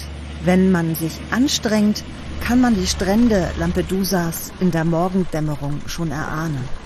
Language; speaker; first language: German; native; German